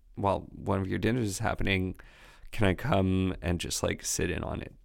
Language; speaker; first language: English; non-native, fluent; French